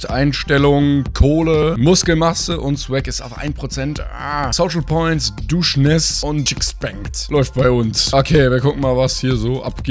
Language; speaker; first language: German; native; German